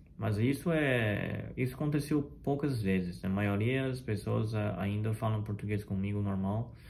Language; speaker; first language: Portuguese; non-native, fluent; Chinese